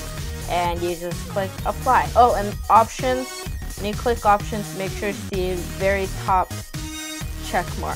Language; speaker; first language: English; native; English